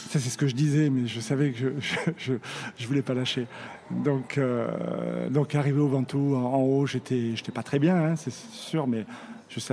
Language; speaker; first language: French; native; French